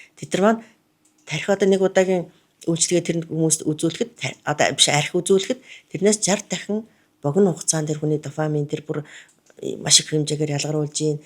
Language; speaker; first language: Mongolian; native; Mongolian